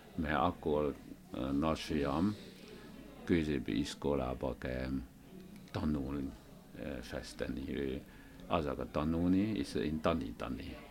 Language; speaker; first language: Hungarian; non-native, learner; Chinese